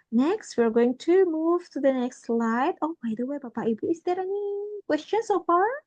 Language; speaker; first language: English; non-native, fluent; Indonesian